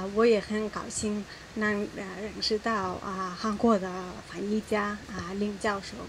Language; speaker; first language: Chinese; non-native, fluent; Spanish